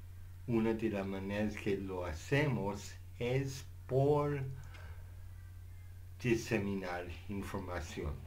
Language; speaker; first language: Spanish; non-native, fluent; English